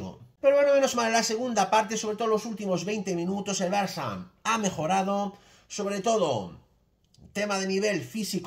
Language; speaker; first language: Spanish; native; Spanish